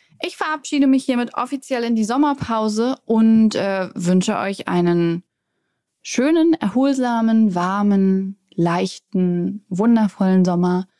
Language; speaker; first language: German; native; German